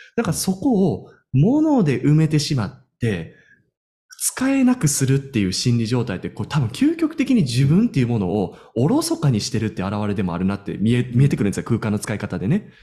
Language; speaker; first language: Japanese; native; Japanese